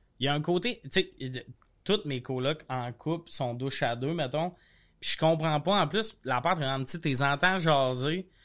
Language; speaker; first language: French; native; French